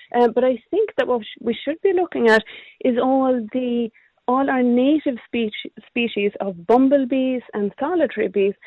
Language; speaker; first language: English; non-native, fluent; Swedish